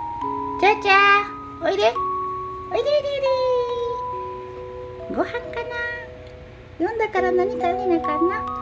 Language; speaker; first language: Japanese; native; Japanese